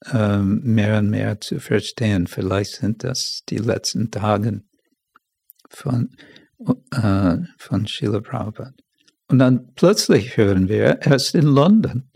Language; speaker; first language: German; non-native, fluent; English